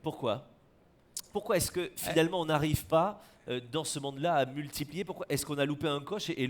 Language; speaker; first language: French; native; French